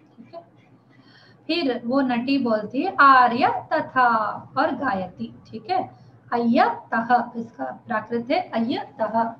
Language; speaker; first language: Hindi; non-native, local second language; Telugu